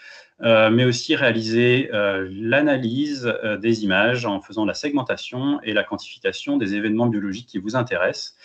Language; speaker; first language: French; native; French